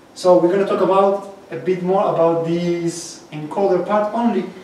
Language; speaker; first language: English; non-native, fluent; Spanish